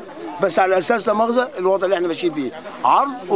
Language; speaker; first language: Arabic; native; Arabic